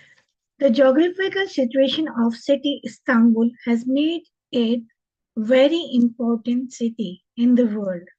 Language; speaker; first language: English; non-native, local second language; Hindi